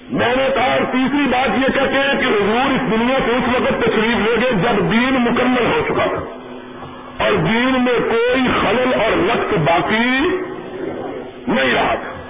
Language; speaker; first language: Urdu; non-native, local second language; Punjabi